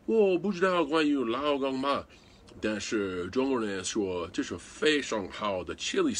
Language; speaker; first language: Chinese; non-native, learner; English